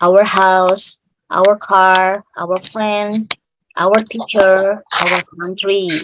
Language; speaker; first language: English; non-native, fluent; Indonesian